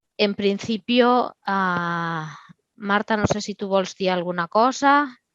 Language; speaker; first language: Spanish; non-native, local second language; Catalan